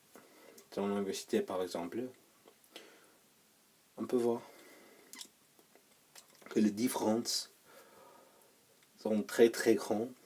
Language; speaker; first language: French; non-native, learner; English